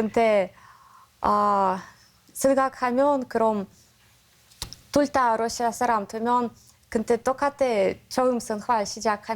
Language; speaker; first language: Korean; non-native, learner; Russian